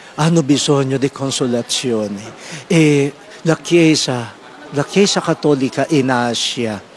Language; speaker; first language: Italian; non-native, fluent; Filipino